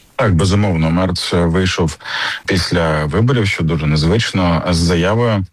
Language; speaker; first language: Ukrainian; native; Ukrainian